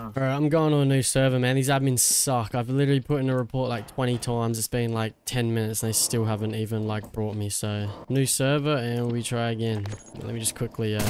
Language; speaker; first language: English; native; English